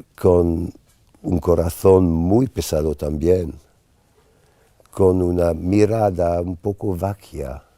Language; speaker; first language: Spanish; non-native, fluent; English